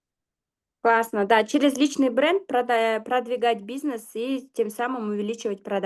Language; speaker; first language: Russian; non-native, local second language; Kyrgyz